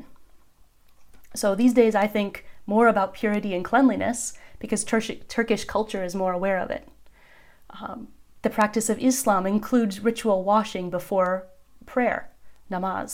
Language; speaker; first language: English; native; English